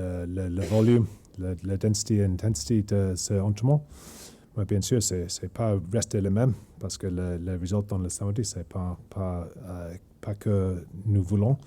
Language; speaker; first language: French; non-native, learner; English